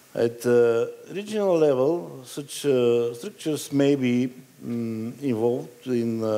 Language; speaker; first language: English; non-native, learner; Bulgarian